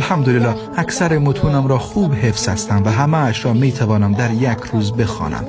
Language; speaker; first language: Persian; early bilingual, heritage; Persian